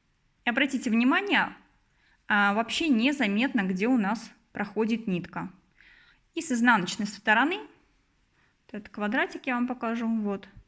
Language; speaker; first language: Russian; native; Russian